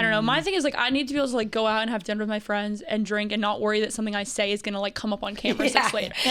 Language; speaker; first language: English; native; English